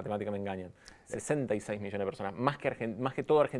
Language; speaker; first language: Spanish; native; Spanish